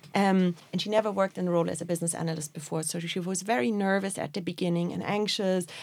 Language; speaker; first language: English; non-native, fluent; German